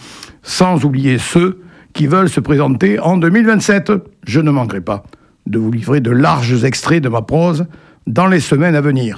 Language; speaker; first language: French; native; French